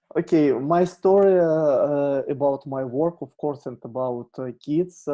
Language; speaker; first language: English; non-native, learner; Russian